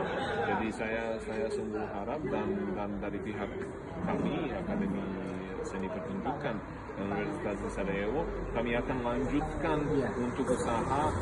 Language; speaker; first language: Indonesian; non-native, fluent; Bosnian